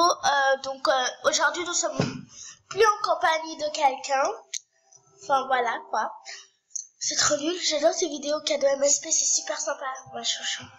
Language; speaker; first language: French; native; French